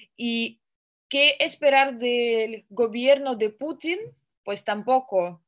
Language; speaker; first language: Spanish; non-native, fluent; Russian